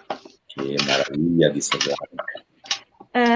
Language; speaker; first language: Spanish; non-native, fluent; Italian